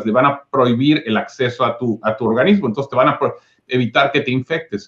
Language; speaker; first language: Spanish; native; Spanish